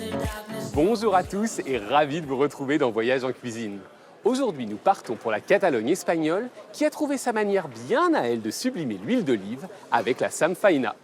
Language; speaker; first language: French; native; French